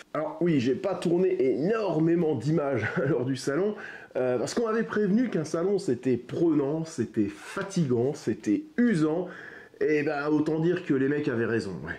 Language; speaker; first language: French; native; French